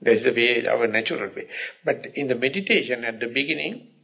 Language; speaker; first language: English; non-native, local second language; Sinhala